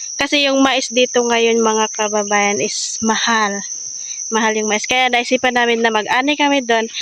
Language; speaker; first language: Filipino; non-native, local second language; Cebuano